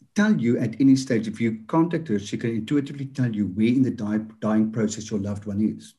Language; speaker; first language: English; non-native, local second language; Afrikaans